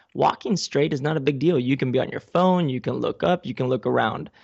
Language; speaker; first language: English; non-native, fluent; Spanish